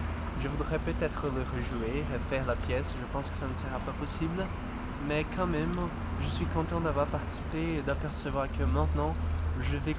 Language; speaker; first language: French; non-native, fluent; Portuguese